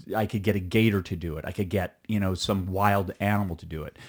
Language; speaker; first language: English; early bilingual, other home language; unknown